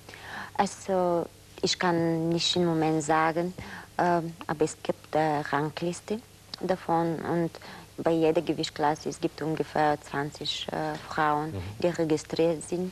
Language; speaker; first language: German; non-native, fluent; Bulgarian